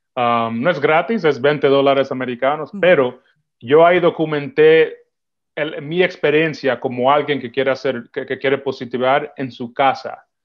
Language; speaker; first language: Spanish; early bilingual, heritage; Spanish